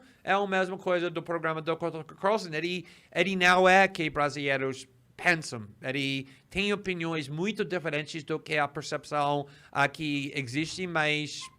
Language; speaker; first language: Portuguese; non-native, fluent; English